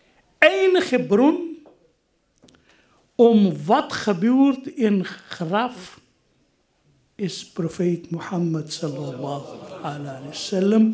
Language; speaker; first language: Dutch; non-native, fluent; Urdu